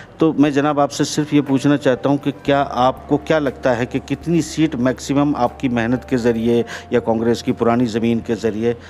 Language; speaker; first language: Hindi; native; Hindi